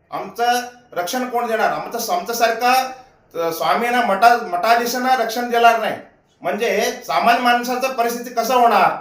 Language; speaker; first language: Marathi; non-native, local second language; Kannada